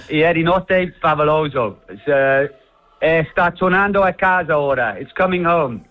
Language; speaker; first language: Italian; non-native, learner; English